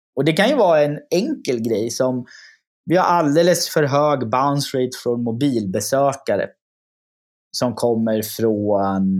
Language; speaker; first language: Swedish; native; Swedish